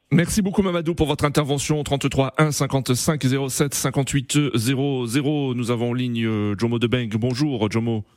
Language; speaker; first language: French; native; French